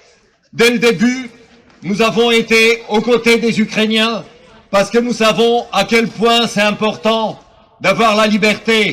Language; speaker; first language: French; non-native, fluent; Romanian